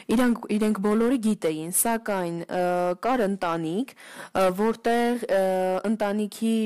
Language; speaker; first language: Armenian; early bilingual, heritage; Turkish